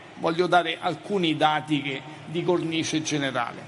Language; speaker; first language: Italian; native; Italian